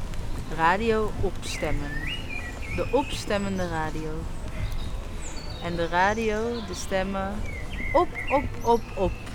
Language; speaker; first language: Dutch; native; Dutch